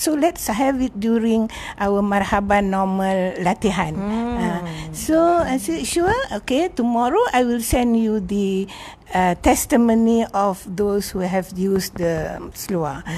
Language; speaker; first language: English; non-native, local second language; Malay